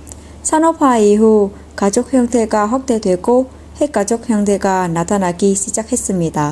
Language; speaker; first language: Korean; non-native, fluent; Vietnamese